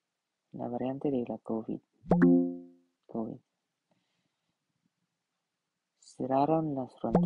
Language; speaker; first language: Spanish; non-native, learner; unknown